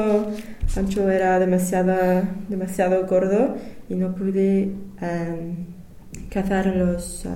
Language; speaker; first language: Spanish; non-native, learner; English